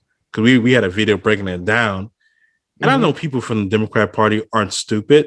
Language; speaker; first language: English; native; English